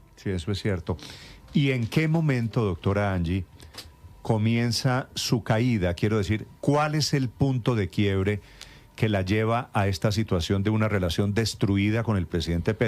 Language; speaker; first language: Spanish; native; Spanish